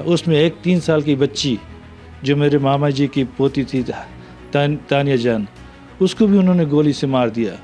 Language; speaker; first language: Hindi; non-native, fluent; Punjabi